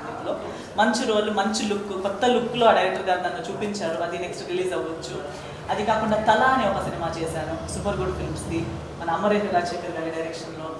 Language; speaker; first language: Telugu; non-native, fluent; Konkani